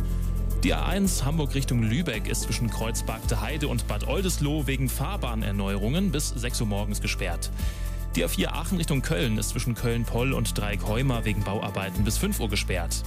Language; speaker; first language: German; native; German